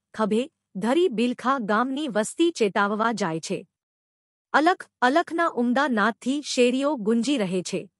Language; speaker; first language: Gujarati; native; Gujarati